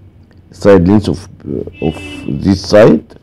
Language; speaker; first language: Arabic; native; Arabic